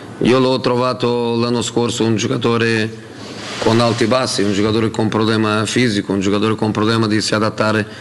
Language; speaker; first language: Italian; non-native, fluent; Portuguese